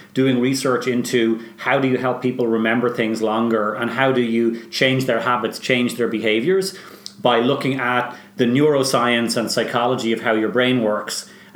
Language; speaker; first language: English; native; English